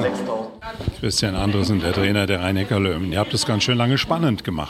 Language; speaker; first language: German; native; German